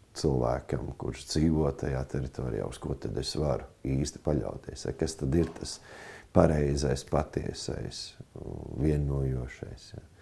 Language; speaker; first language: Latvian; native; Latvian